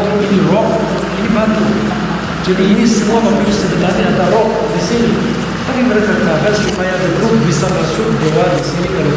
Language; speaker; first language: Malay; non-native, fluent; Hebrew